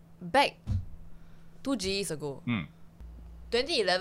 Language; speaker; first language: English; early bilingual, other home language; Chinese